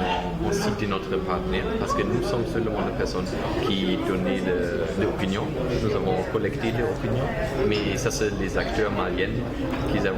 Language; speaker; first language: French; non-native, learner; German